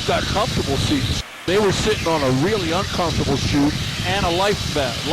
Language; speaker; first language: English; native; English